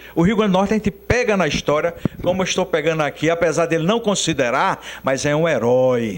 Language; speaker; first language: Portuguese; native; Portuguese